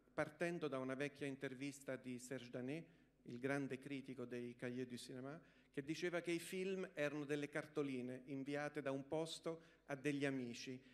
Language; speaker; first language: Italian; native; Italian